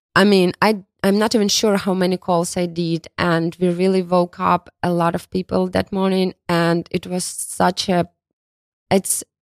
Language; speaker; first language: English; non-native, fluent; Ukrainian